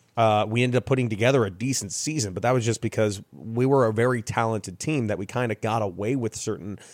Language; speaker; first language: English; native; English